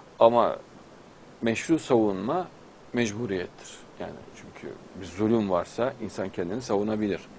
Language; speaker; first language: Turkish; native; Turkish